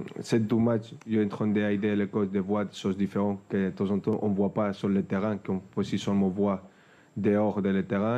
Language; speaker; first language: French; non-native, fluent; Spanish